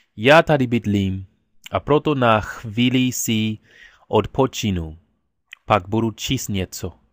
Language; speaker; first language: Czech; non-native, learner; English